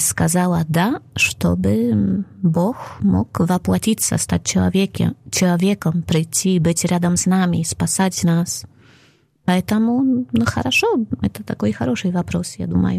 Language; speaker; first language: Russian; non-native, fluent; Polish